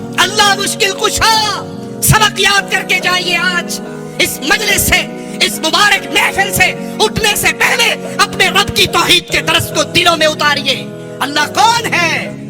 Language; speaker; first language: Urdu; non-native, local second language; Punjabi